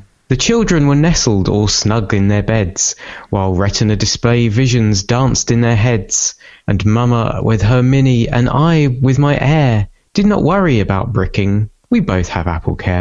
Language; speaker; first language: English; native; English